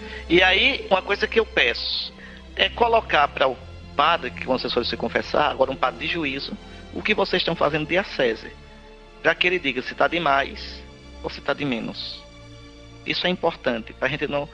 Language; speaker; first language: Portuguese; native; Portuguese